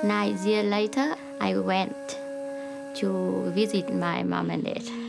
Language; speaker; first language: English; non-native, learner; Vietnamese